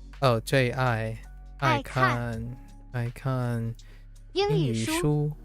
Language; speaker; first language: Chinese; non-native, learner; English